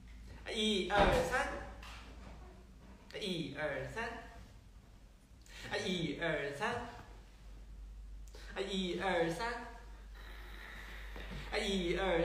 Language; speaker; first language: Chinese; non-native, fluent; Thai